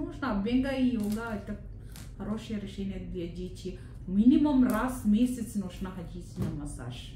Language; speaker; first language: Russian; non-native, learner; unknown